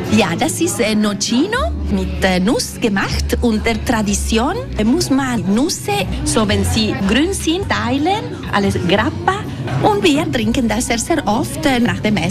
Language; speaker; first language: German; non-native, local second language; Italian